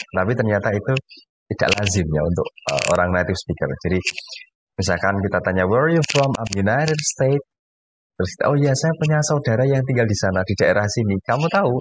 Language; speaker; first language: Indonesian; native; Indonesian